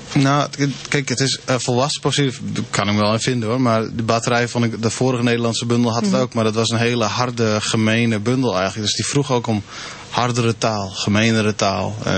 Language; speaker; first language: Dutch; non-native, local second language; Western Frisian